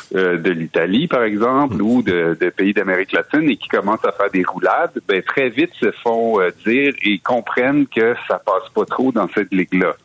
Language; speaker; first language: French; native; French